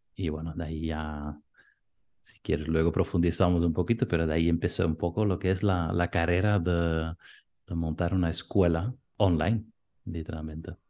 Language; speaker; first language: Spanish; non-native, fluent; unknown